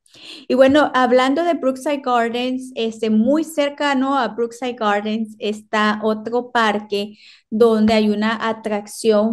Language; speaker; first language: Spanish; native; Spanish